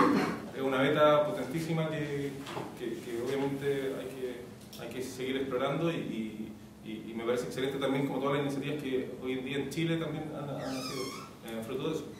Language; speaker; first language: Spanish; native; Spanish